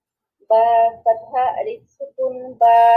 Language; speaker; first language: Arabic; non-native, learner; Bangla